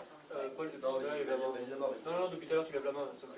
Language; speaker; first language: French; native; French